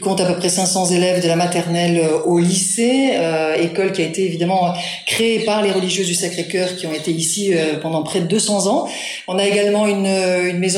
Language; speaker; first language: French; native; French